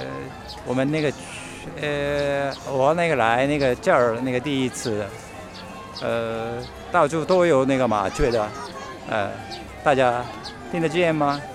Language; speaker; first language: Chinese; non-native, learner; Japanese